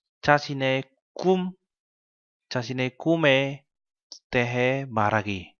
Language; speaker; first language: Korean; non-native, fluent; Vietnamese